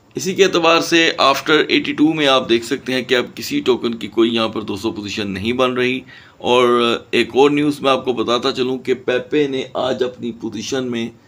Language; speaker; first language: Urdu; native; Urdu